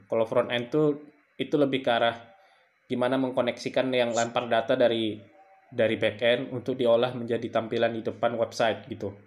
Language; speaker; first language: Indonesian; native; Indonesian